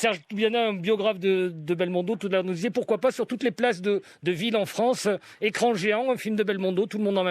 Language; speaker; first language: French; native; French